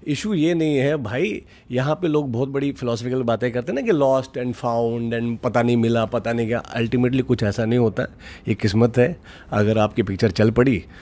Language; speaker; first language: Hindi; native; Hindi